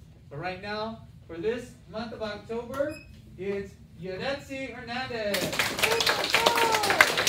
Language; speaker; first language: English; native; English